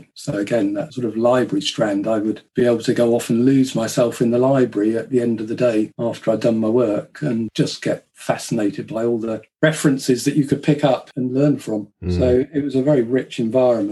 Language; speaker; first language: English; native; English